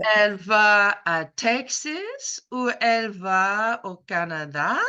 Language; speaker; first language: French; non-native, fluent; English